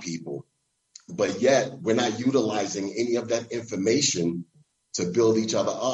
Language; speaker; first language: English; native; English